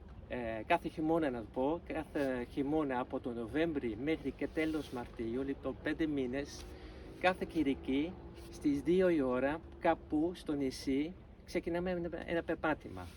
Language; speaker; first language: Greek; non-native, fluent; Dutch